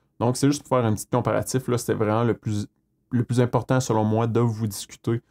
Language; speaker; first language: French; native; French